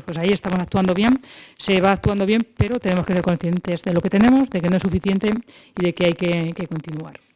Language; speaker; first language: Spanish; native; Spanish